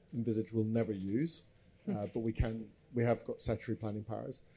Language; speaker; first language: English; native; English